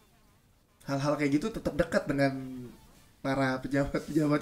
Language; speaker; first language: Indonesian; native; Indonesian